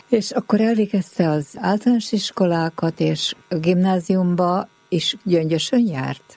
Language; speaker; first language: Hungarian; native; Hungarian